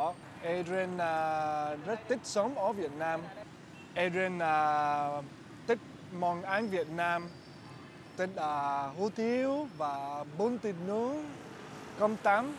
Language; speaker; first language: Vietnamese; non-native, learner; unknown